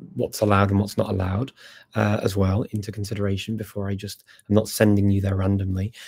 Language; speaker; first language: English; native; English